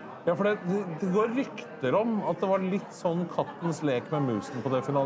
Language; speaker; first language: Norwegian; native; Norwegian